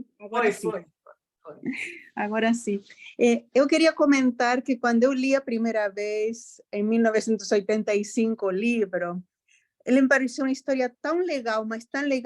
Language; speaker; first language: Portuguese; non-native, fluent; Spanish